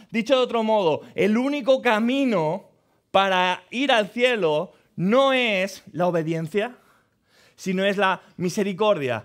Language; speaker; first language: Spanish; native; Spanish